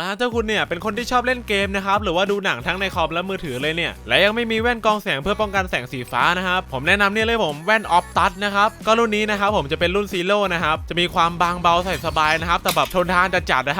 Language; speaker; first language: Thai; native; Thai